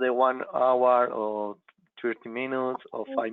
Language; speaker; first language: English; non-native, local second language; Spanish